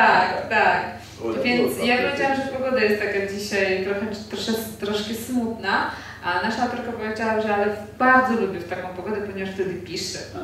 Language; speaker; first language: Polish; non-native, fluent; Georgian